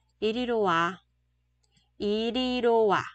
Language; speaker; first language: Korean; non-native, fluent; Vietnamese